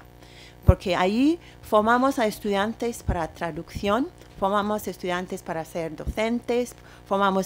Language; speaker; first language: Spanish; non-native, fluent; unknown